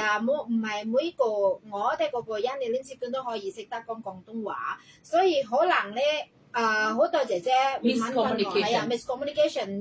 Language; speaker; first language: Cantonese; non-native, fluent; Indonesian